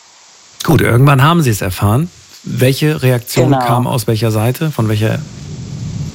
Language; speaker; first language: German; native; German